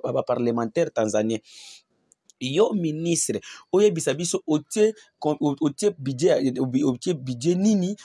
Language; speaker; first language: Lingala; non-native, local second language; Swahili